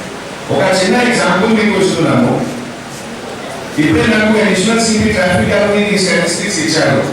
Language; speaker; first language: Telugu; non-native, fluent; Hindi